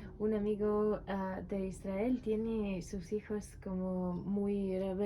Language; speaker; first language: Spanish; non-native, learner; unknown